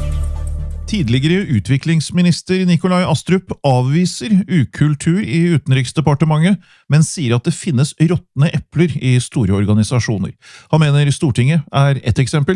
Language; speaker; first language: Norwegian; native; Norwegian